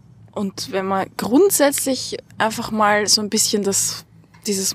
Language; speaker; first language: German; native; German